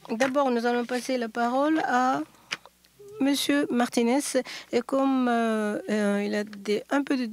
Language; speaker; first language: French; non-native, learner; Japanese